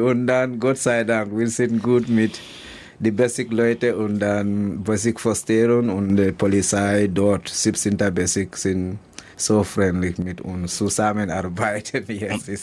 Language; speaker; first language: German; non-native, learner; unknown